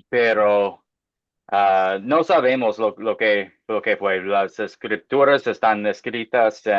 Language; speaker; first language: Spanish; non-native, fluent; English